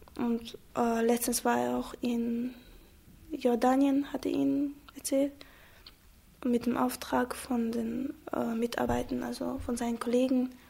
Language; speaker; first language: German; non-native, fluent; Chechen